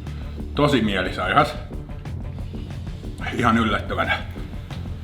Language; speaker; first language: Finnish; native; Finnish